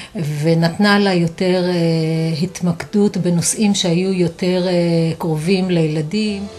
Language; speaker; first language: Hebrew; native; Hebrew